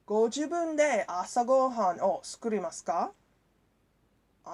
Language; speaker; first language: Japanese; non-native, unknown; English